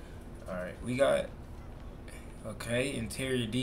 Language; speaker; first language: English; native; English